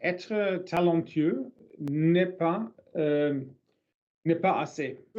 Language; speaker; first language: French; non-native, learner; English